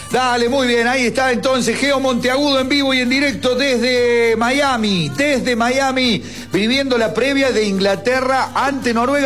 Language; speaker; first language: Spanish; native; Spanish